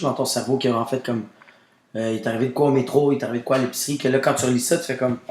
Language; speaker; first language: French; native; French